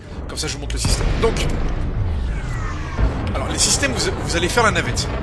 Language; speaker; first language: French; native; French